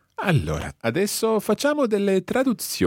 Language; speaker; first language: Italian; non-native, fluent; English